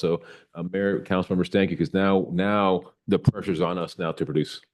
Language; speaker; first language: English; native; English